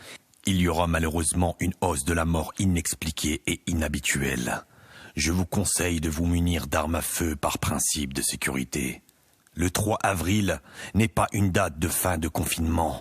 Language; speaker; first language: French; native; French